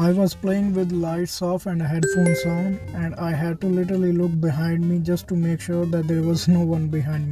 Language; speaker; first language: English; non-native, fluent; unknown